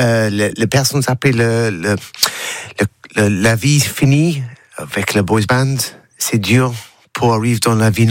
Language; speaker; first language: French; non-native, learner; English